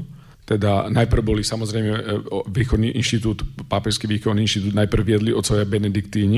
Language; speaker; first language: Slovak; native; Slovak